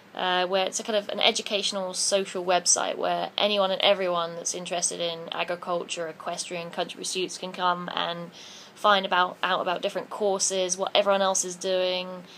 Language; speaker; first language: English; native; English